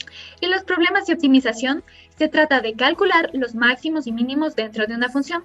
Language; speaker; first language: Spanish; native; Spanish